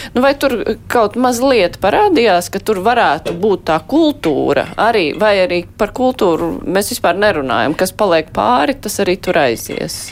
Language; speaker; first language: Latvian; native; Latvian